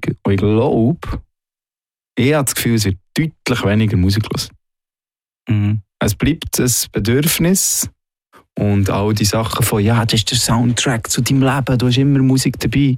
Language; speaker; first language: German; native; German